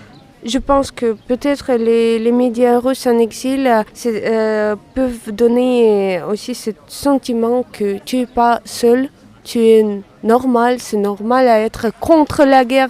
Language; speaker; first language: French; non-native, fluent; Russian